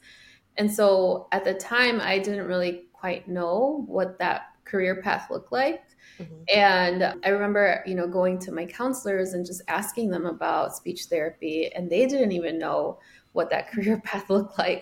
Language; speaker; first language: English; early bilingual, other home language; Spanish